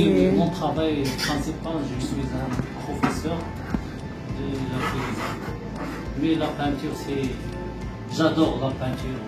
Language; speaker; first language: French; non-native, local second language; Arabic